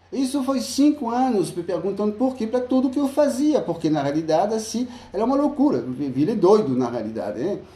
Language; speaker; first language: Portuguese; non-native, fluent; French